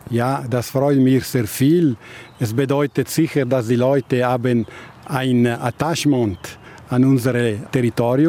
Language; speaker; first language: German; non-native, local second language; Italian